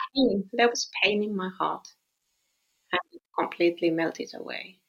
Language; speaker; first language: English; non-native, fluent; Finnish